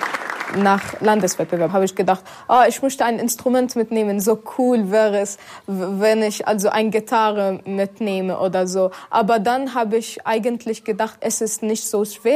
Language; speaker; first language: German; non-native, fluent; Arabic